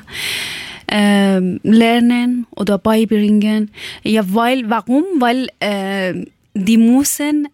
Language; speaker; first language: German; non-native, learner; Persian